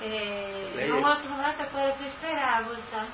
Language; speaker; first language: Italian; non-native, local second language; Friulian